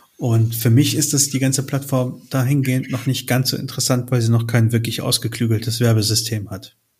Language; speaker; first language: German; early bilingual, other home language; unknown